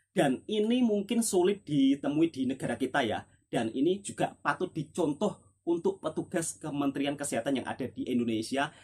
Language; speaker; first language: Indonesian; native; Indonesian